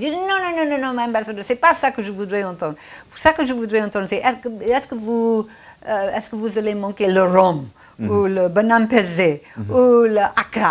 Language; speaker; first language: French; non-native, fluent; English